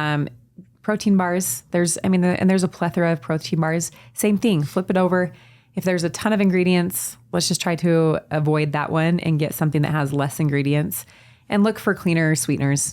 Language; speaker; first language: English; native; English